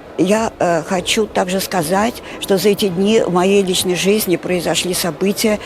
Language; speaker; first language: Russian; non-native, local second language; Turkmen